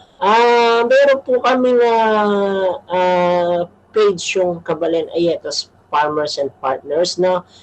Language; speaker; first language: Filipino; non-native, local second language; Pampanga